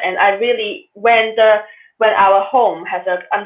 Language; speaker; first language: English; non-native, local second language; Cantonese